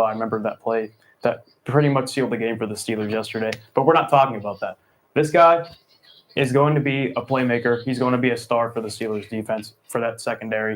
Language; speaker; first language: English; native; English